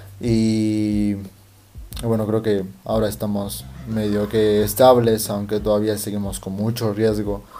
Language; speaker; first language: Spanish; native; Spanish